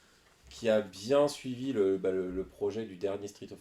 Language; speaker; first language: French; native; French